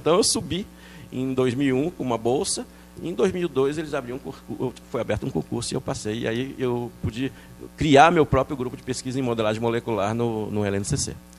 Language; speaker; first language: Portuguese; early bilingual, other home language; French